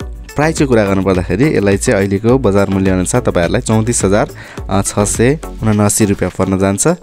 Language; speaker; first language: Nepali; native; Nepali